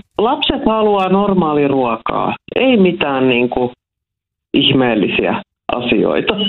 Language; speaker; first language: Finnish; non-native, local second language; Swedish